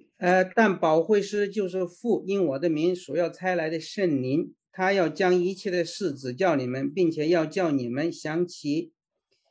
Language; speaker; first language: Chinese; native; Chinese